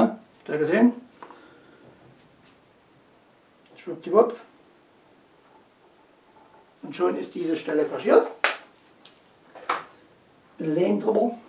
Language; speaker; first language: German; native; German